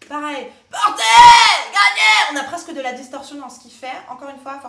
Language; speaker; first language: French; native; French